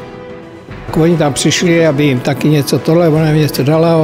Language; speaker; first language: Czech; early bilingual, heritage; Czech